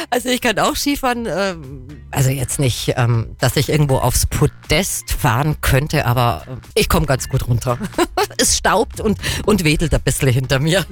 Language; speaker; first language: German; native; German